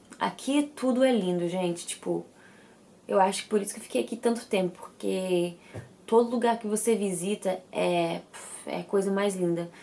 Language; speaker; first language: Portuguese; early bilingual, heritage; English